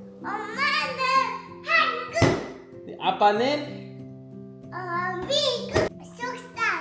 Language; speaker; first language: Korean; early bilingual, heritage; Korean